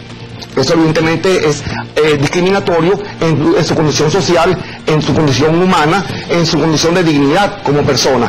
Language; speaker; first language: Spanish; native; Spanish